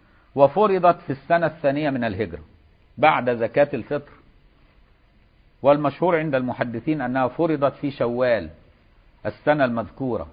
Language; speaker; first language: Arabic; native; Arabic